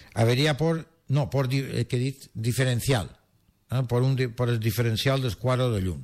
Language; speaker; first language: Spanish; non-native, local second language; Catalan